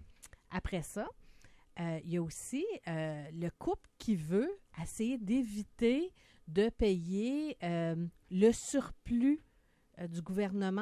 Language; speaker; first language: French; native; French